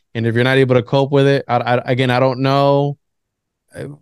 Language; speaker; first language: English; native; English